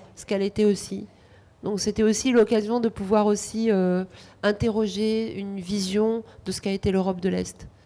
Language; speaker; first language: French; non-native, fluent; Romanian